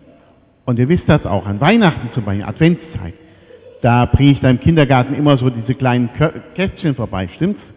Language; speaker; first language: German; native; German